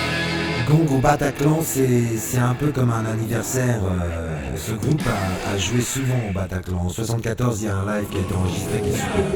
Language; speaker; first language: French; native; French